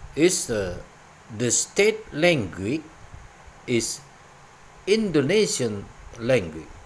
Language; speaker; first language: English; non-native, fluent; Indonesian